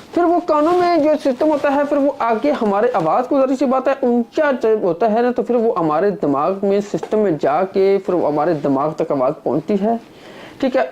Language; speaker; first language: Urdu; non-native, local second language; Punjabi